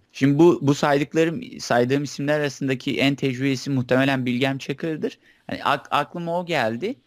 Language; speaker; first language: Turkish; native; Turkish